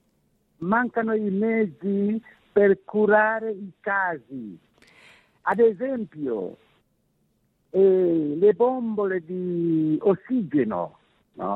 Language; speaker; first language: Italian; non-native, fluent; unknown